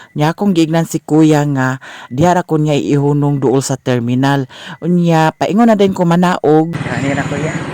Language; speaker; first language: Cebuano; native; Cebuano